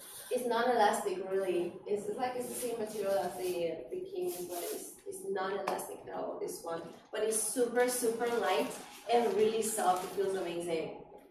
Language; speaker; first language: English; non-native, fluent; Spanish